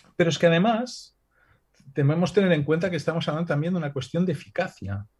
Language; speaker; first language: Spanish; non-native, local second language; Catalan